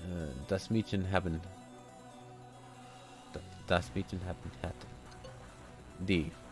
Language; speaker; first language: German; non-native, learner; English